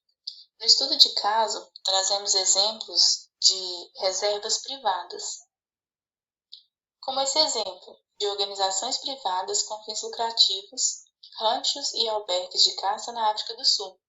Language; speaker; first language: Portuguese; native; Portuguese